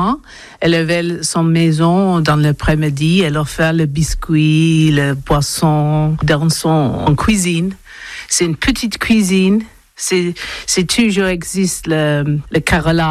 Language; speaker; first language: French; non-native, learner; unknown